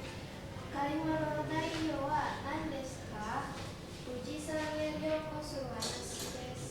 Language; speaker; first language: Japanese; non-native, learner; Indonesian